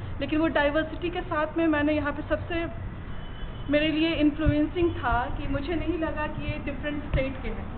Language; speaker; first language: Hindi; non-native, local second language; Maithili